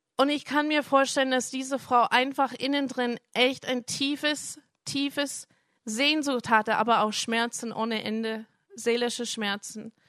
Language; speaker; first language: German; non-native, fluent; English